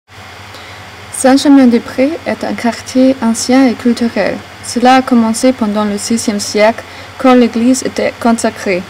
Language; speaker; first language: French; non-native, learner; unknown